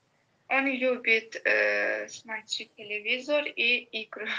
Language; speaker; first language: Russian; non-native, learner; Azerbaijani